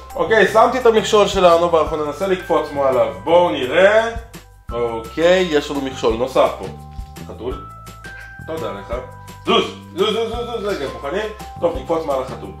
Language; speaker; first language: Hebrew; native; Hebrew